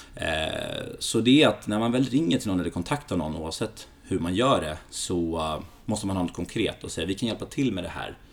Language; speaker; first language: Swedish; early bilingual, other home language; Greek